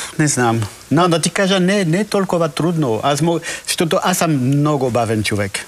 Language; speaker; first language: Bulgarian; non-native, learner; French